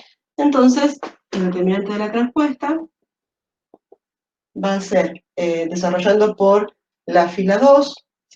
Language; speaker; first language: Spanish; native; Spanish